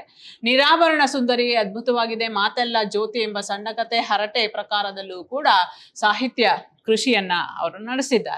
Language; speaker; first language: Kannada; native; Kannada